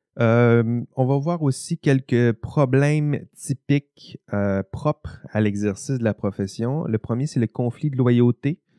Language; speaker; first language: French; native; French